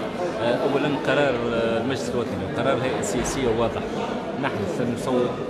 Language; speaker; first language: Arabic; native; Arabic